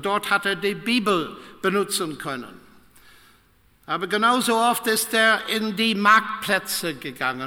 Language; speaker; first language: German; non-native, fluent; English